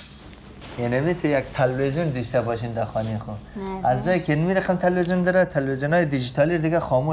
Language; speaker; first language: Persian; native; Persian